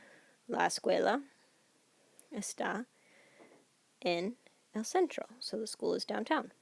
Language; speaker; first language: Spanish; non-native, fluent; English